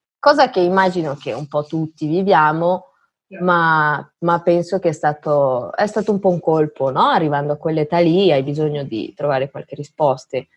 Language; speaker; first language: Italian; early bilingual, heritage; Italian